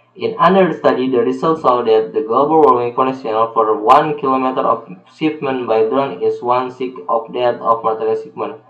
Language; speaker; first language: English; non-native, learner; Indonesian